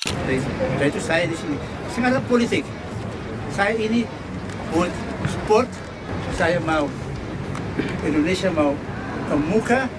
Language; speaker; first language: Indonesian; early bilingual, heritage; Dutch